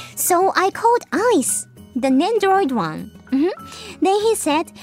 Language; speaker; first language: English; non-native, fluent; Japanese